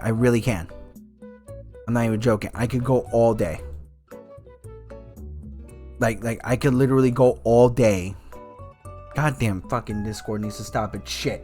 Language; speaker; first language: English; native; English